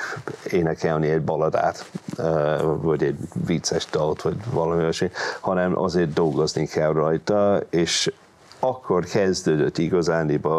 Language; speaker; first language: Hungarian; non-native, fluent; English